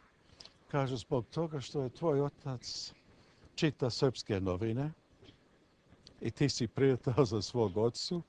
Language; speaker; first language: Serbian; early bilingual, heritage; English